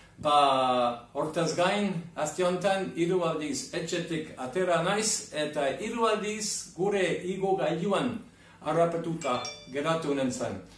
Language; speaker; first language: Basque; non-native, fluent; English